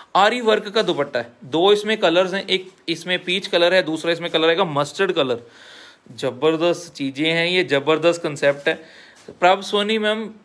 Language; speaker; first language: Hindi; non-native, local second language; Punjabi